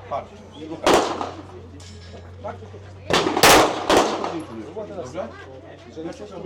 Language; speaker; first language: Polish; non-native, learner; French